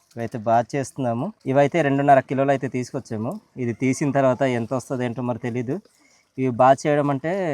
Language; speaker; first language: Telugu; native; Telugu